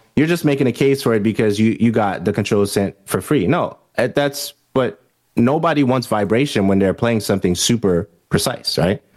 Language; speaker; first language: English; early bilingual, other home language; Haitian Creole